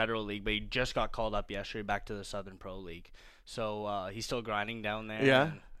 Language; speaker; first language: English; native; English